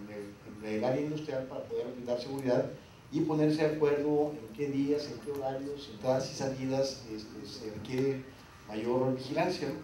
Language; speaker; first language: Spanish; native; Spanish